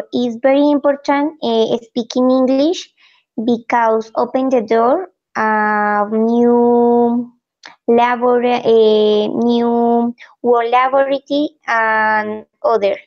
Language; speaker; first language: English; non-native, learner; Spanish